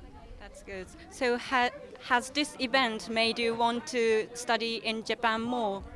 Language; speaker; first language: English; non-native, learner; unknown